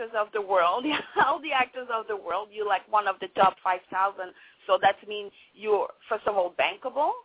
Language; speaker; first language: English; non-native, fluent; French